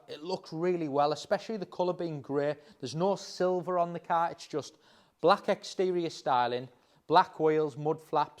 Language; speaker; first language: English; native; English